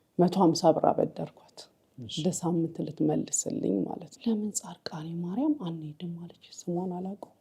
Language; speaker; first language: Amharic; native; Amharic